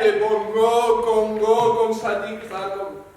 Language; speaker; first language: French; non-native, learner; Spanish